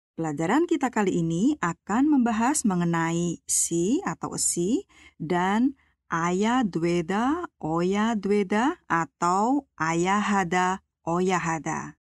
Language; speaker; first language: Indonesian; native; Indonesian